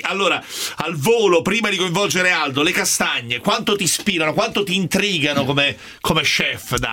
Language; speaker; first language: Italian; native; Italian